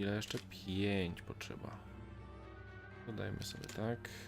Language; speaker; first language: Polish; native; Polish